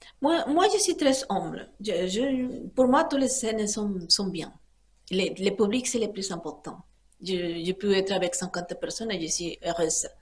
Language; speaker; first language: French; non-native, fluent; Spanish